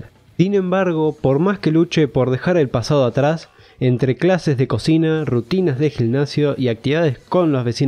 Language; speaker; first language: Spanish; native; Spanish